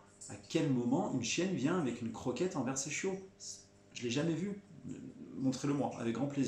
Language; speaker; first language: French; native; French